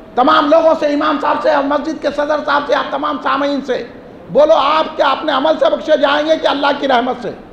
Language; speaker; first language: Urdu; native; Urdu